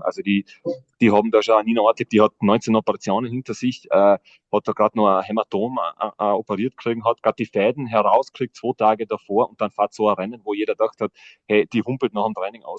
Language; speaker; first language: German; native; German